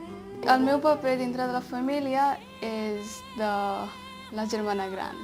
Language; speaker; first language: Catalan; non-native, fluent; Punjabi